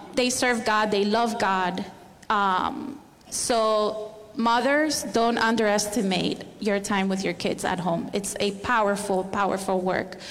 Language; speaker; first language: English; non-native, fluent; Spanish